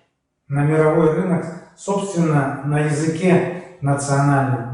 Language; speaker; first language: Russian; native; Russian